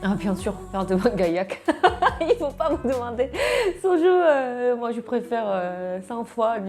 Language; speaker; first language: French; non-native, fluent; Korean